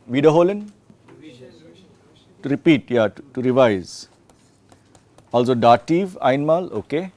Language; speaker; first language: German; non-native, fluent; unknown